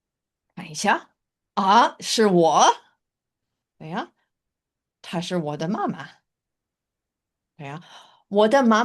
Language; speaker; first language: Chinese; non-native, fluent; English